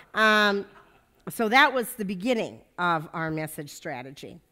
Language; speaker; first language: English; native; English